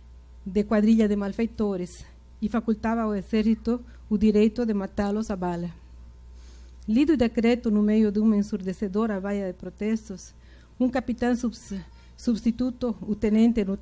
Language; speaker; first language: Portuguese; non-native, fluent; Spanish